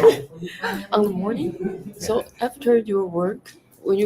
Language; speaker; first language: English; non-native, learner; Chinese